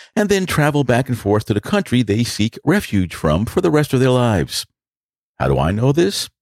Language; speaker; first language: English; native; English